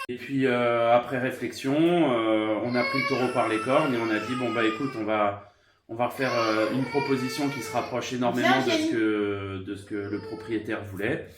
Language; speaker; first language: French; native; French